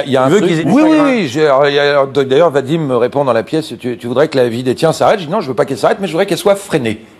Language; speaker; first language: French; native; French